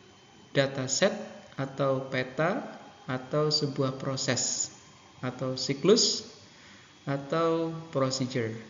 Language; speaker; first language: Indonesian; native; Indonesian